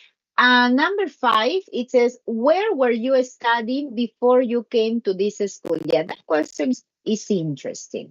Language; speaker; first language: English; non-native, learner; Spanish